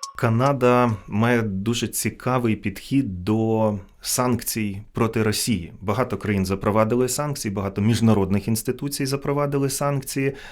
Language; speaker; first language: Ukrainian; native; Ukrainian